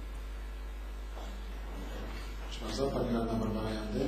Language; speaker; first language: Polish; native; Polish